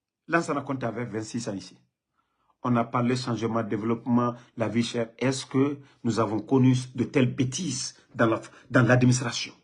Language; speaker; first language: French; non-native, local second language; Mandingo